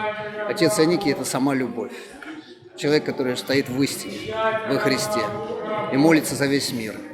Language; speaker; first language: Russian; native; Russian